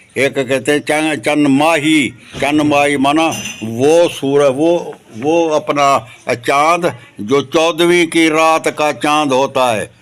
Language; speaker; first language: Urdu; non-native, local second language; Sindhi